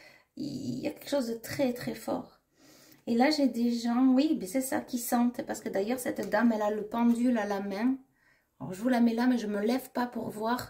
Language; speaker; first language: French; native; French